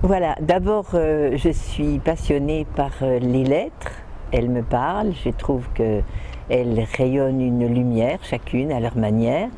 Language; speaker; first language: French; native; French